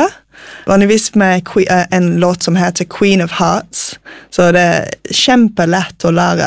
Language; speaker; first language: Norwegian; non-native, fluent; English